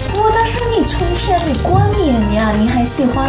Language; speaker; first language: Chinese; non-native, fluent; Thai